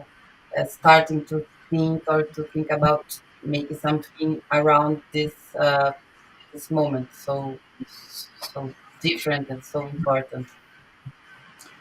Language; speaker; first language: English; non-native, learner; Portuguese